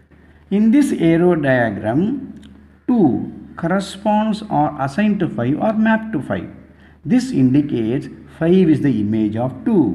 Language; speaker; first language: English; non-native, local second language; Tamil